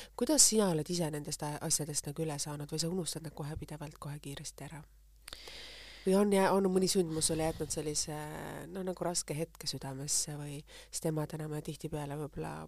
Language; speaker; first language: Estonian; native; Estonian